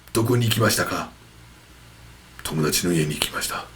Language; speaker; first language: Japanese; non-native, fluent; English